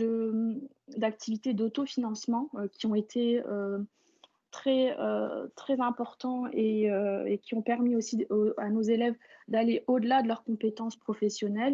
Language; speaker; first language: French; native; French